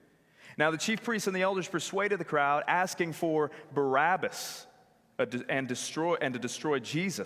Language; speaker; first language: English; native; English